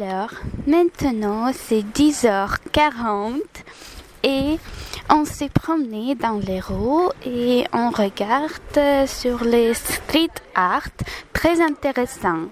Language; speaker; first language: French; non-native, learner; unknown